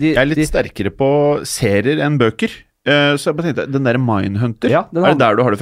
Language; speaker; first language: Norwegian; native; Norwegian